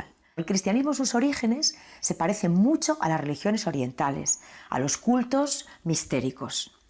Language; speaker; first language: Spanish; native; Spanish